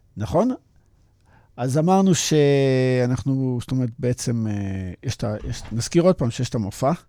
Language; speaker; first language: Hebrew; native; Hebrew